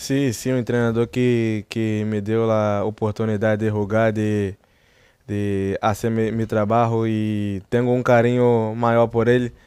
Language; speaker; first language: Spanish; non-native, learner; Portuguese